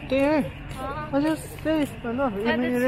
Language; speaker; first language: English; non-native, learner; Korean